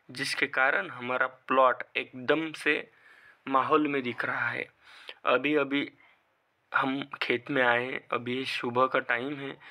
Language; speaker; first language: Hindi; non-native, local second language; Marathi